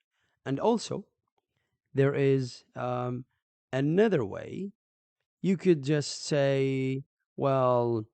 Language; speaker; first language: English; non-native, fluent; Arabic